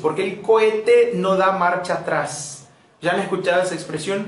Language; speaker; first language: Spanish; non-native, fluent; Portuguese